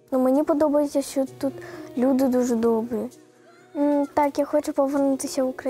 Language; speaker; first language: Ukrainian; non-native, local second language; Russian